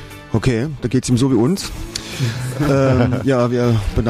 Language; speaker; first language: German; native; German